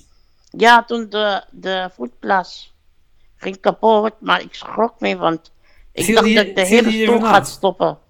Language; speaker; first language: Dutch; non-native, fluent; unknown